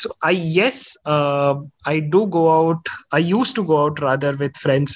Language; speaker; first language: English; non-native, local second language; Hindi